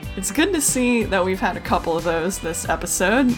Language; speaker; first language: English; native; English